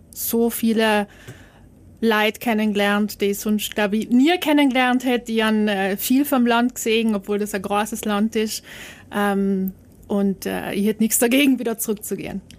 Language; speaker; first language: German; native; German